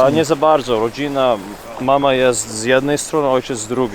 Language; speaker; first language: Polish; early bilingual, heritage; Polish